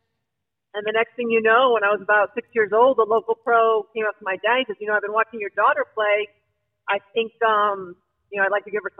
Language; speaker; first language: English; native; English